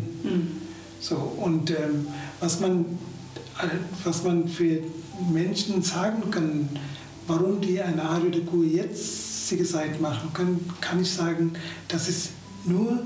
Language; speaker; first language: German; non-native, fluent; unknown